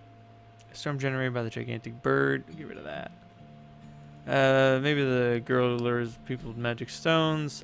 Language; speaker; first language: English; native; English